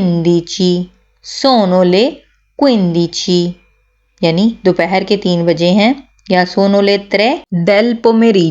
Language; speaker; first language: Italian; non-native, fluent; Urdu